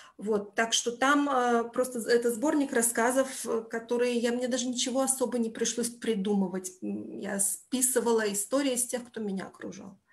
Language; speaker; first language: Russian; native; Russian